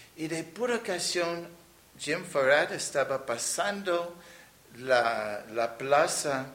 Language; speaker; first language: Spanish; non-native, fluent; English